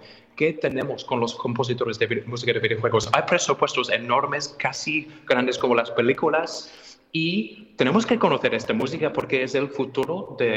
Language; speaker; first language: Spanish; non-native, fluent; English